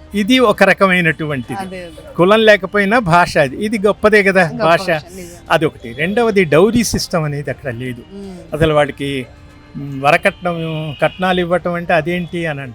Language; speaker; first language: Telugu; native; Telugu